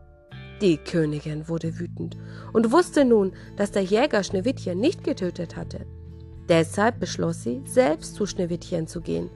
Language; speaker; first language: German; native; German